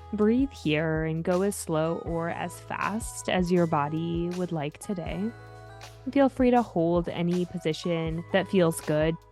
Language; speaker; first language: English; native; English